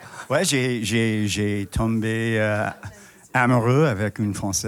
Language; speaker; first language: French; non-native, fluent; English